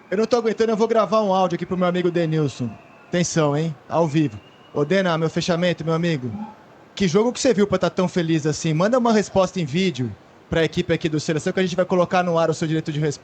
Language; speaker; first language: Portuguese; native; Portuguese